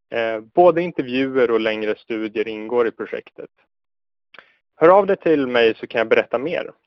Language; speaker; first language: Swedish; native; Swedish